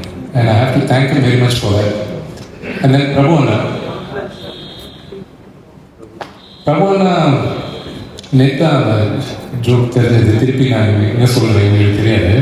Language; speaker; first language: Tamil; non-native, local second language; Telugu